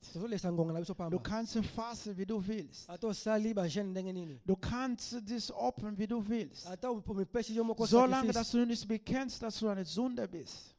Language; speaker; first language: German; non-native, learner; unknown